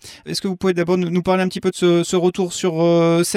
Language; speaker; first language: French; native; French